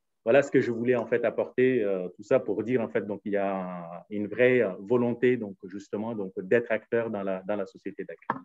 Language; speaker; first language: French; native; French